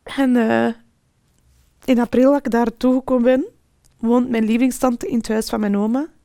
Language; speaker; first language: Dutch; early bilingual, other home language; Arabic